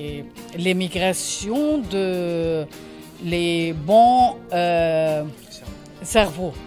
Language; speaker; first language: French; non-native, learner; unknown